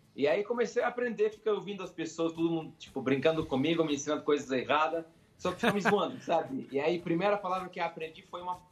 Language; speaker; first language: Portuguese; non-native, fluent; Arabic